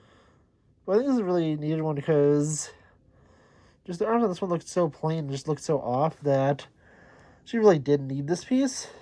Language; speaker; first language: English; native; English